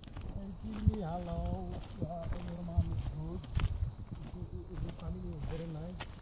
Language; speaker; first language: English; non-native, learner; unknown